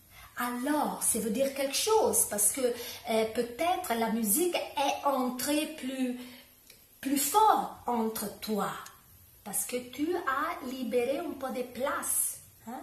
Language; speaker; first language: French; non-native, learner; Italian